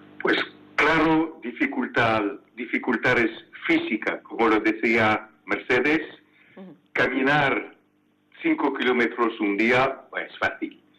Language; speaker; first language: Spanish; non-native, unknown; French